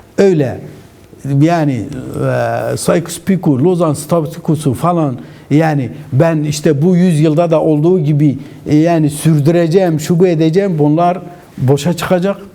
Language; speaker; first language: Turkish; non-native, local second language; Kurdish